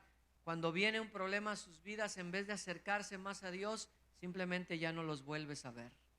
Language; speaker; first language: Spanish; native; Spanish